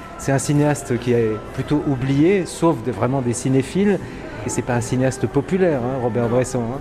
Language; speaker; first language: French; native; French